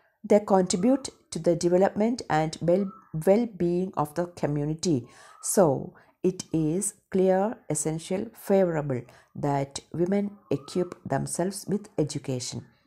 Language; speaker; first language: English; non-native, local second language; Malayalam